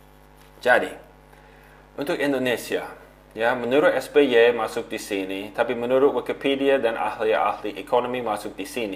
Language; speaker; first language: Indonesian; non-native, fluent; English